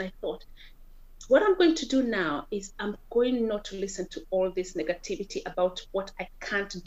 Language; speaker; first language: English; non-native, local second language; Kikuyu